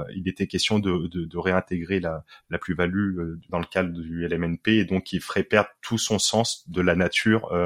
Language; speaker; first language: French; native; French